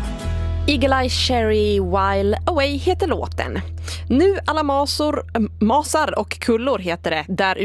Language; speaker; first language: Swedish; native; Swedish